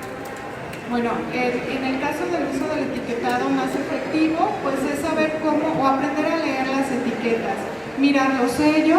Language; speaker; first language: Spanish; native; Spanish